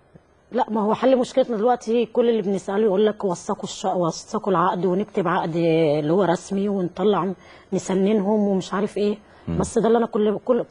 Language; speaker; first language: Arabic; native; Arabic